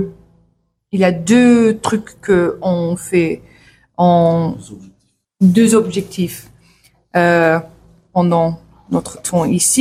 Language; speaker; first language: French; non-native, learner; English